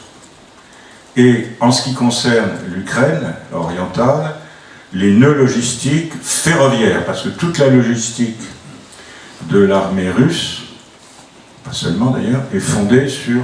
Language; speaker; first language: French; native; French